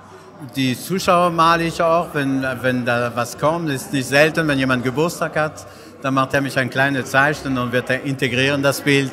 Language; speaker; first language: German; non-native, fluent; French